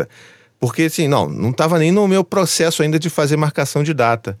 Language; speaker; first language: Portuguese; native; Portuguese